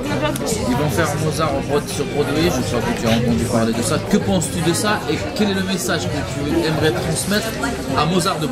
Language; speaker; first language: French; non-native, fluent; Russian